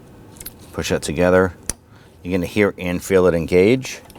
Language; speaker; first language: English; native; English